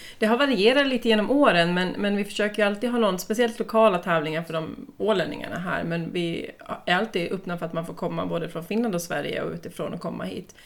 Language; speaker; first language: Swedish; native; Swedish